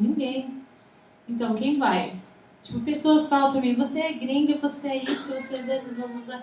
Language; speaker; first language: Portuguese; non-native, fluent; English